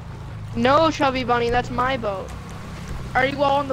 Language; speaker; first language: English; native; English